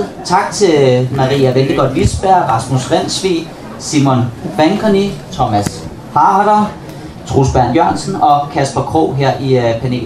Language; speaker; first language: Danish; native; Danish